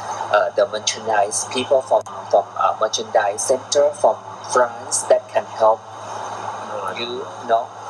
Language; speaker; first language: English; non-native, learner; Thai